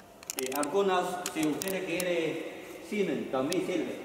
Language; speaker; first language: Spanish; non-native, learner; Chinese